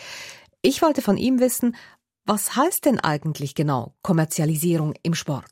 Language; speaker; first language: German; native; German